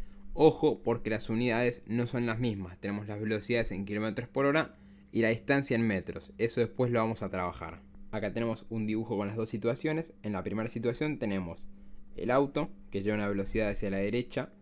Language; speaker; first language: Spanish; native; Spanish